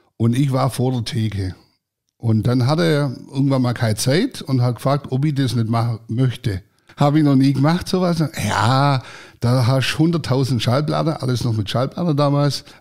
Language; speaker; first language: German; early bilingual, other home language; Croatian